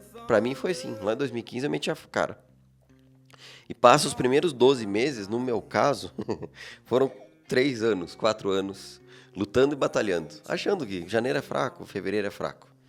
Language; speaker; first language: Portuguese; native; Portuguese